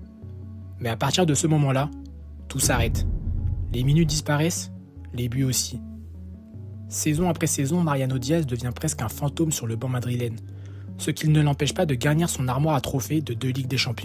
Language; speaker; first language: French; native; French